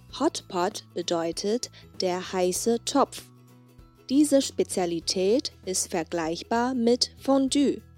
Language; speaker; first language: German; non-native, fluent; Chinese